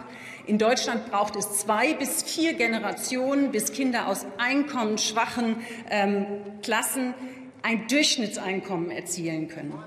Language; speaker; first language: German; native; German